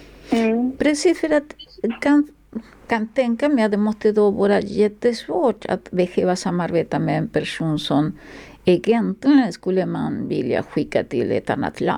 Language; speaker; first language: Swedish; non-native, fluent; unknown